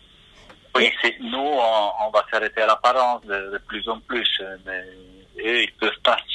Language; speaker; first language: French; non-native, fluent; Italian